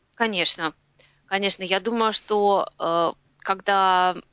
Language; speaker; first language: Russian; native; Russian